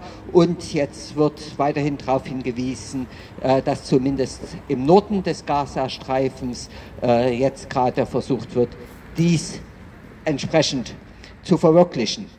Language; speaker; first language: German; native; German